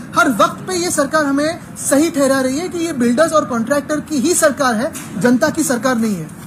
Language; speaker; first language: Hindi; non-native, local second language; Marathi